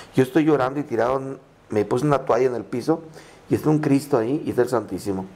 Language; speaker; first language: Spanish; non-native, local second language; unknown